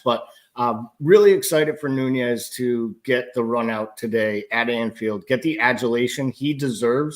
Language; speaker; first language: English; native; English